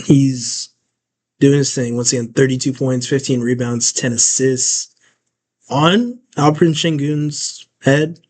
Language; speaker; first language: English; native; English